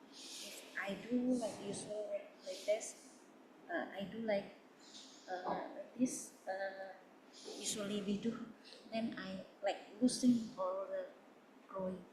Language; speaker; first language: English; non-native, learner; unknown